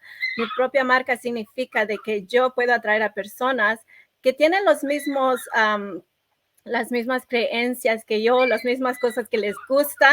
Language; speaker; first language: Spanish; early bilingual, other home language; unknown